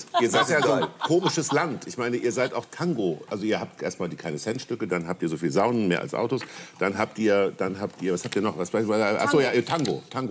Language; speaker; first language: German; native; German